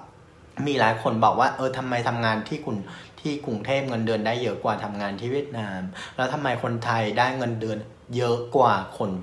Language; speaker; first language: Thai; non-native, fluent; Vietnamese